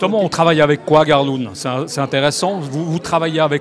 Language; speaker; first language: French; native; French